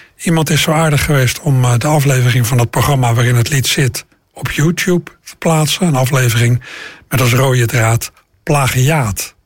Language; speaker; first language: Dutch; native; Dutch